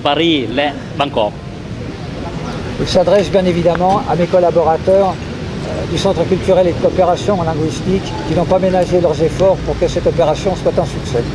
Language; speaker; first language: French; native; French